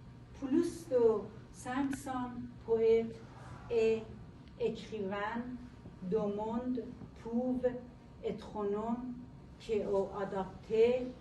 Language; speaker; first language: French; non-native, learner; Persian